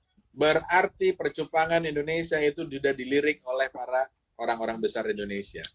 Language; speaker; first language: Indonesian; native; Indonesian